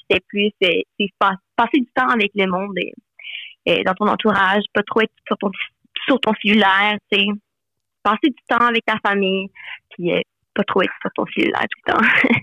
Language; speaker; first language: French; non-native, local second language; English